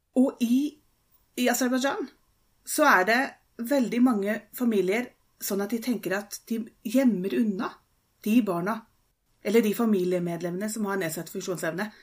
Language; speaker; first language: Norwegian; native; Norwegian